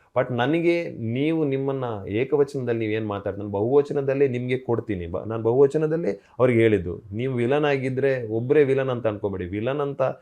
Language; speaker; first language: Kannada; non-native, local second language; Tulu